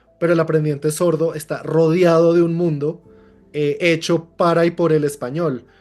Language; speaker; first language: Spanish; native; Spanish